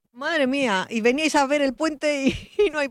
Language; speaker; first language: Spanish; native; Spanish